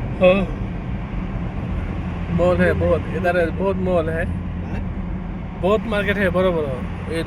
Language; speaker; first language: Hindi; non-native, learner; Bangla